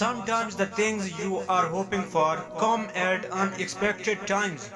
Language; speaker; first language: English; non-native, local second language; Urdu